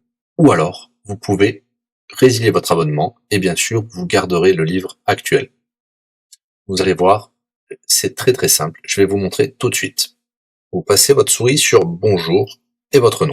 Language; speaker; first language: French; native; French